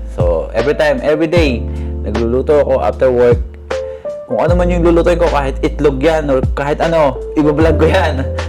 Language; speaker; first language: Filipino; native; Filipino